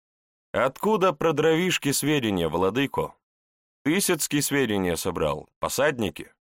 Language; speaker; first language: Russian; native; Russian